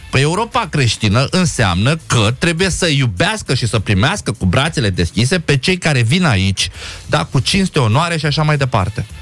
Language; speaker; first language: Romanian; non-native, local second language; Romany